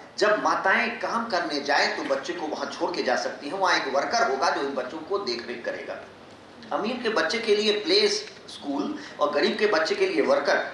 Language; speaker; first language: Hindi; non-native, local second language; Magahi